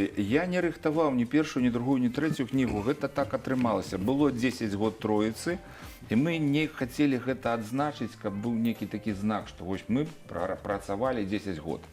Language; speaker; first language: Belarusian; native; Belarusian